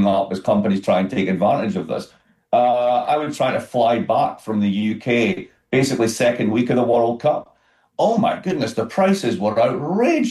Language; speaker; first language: English; native; English